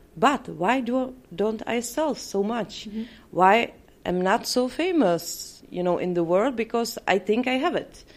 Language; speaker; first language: English; non-native, fluent; Czech